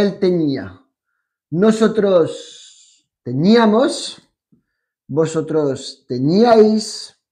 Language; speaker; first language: Spanish; non-native, fluent; French